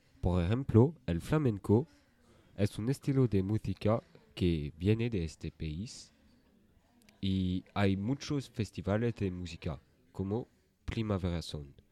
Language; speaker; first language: Spanish; non-native, learner; French